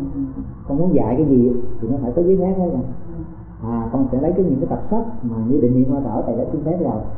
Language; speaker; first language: Vietnamese; native; Vietnamese